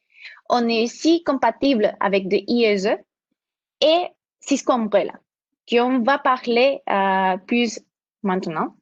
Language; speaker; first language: French; non-native, fluent; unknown